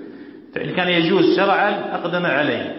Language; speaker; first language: Arabic; native; Arabic